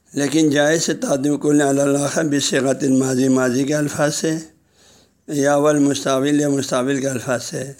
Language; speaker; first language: Urdu; non-native, local second language; Balti